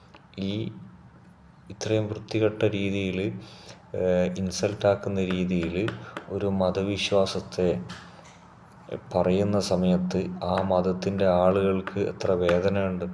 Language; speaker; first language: Malayalam; native; Malayalam